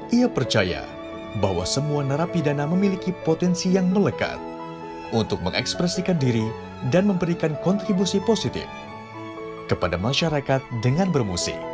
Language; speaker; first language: Indonesian; native; Indonesian